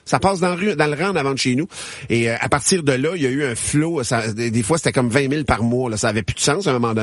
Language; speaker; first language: French; native; French